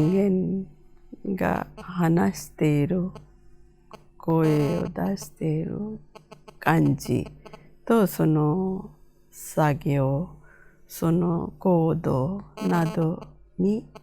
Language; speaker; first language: Japanese; non-native, fluent; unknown